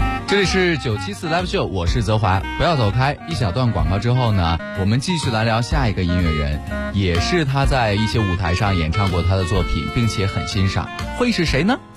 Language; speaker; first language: Chinese; native; Chinese